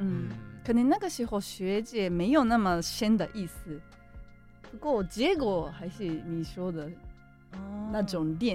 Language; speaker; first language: Chinese; non-native, fluent; Japanese